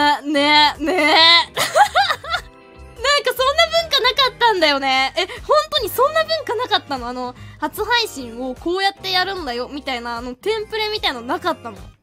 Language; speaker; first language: Japanese; native; Japanese